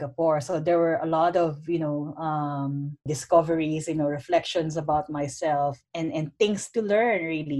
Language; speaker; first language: English; non-native, local second language; Filipino